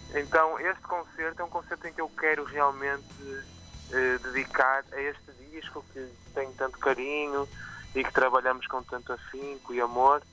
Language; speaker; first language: Portuguese; native; Portuguese